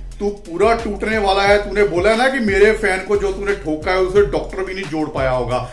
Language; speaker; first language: Hindi; non-native, local second language; Punjabi